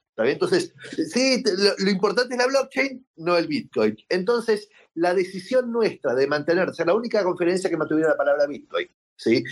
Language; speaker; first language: Spanish; native; Spanish